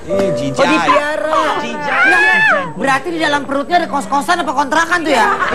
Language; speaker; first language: Indonesian; native; Indonesian